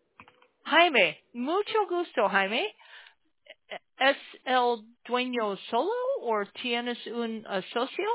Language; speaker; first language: Spanish; non-native, learner; English